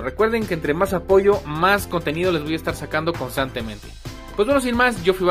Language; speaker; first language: Spanish; native; Spanish